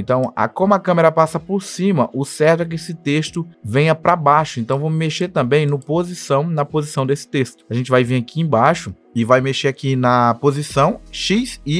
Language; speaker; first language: Portuguese; native; Portuguese